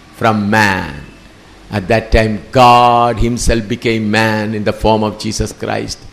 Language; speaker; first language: English; non-native, local second language; Malayalam